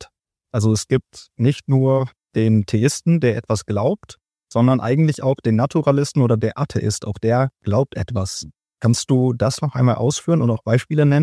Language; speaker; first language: German; native; German